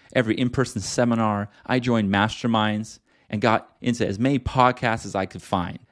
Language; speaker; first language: English; native; English